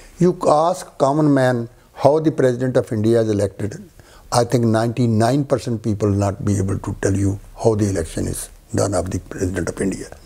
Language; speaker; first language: English; non-native, local second language; Punjabi